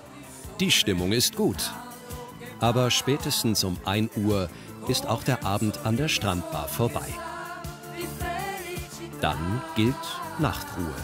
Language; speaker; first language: German; native; German